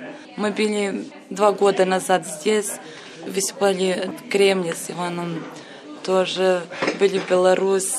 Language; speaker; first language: Russian; non-native, learner; Serbian